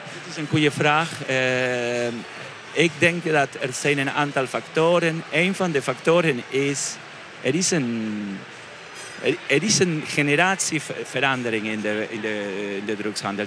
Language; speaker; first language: Dutch; non-native, fluent; Spanish